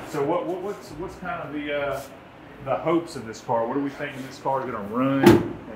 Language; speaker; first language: English; native; English